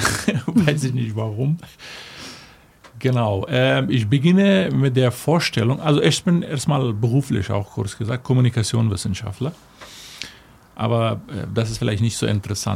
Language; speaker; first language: German; non-native, fluent; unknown